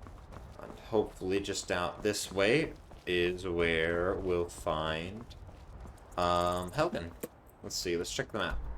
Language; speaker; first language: English; native; English